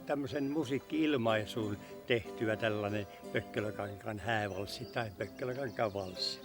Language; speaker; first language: Finnish; native; Finnish